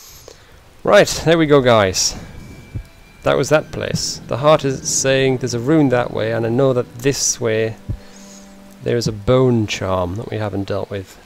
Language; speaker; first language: English; native; English